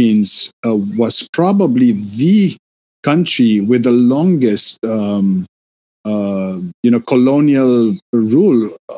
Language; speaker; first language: English; non-native, fluent; Spanish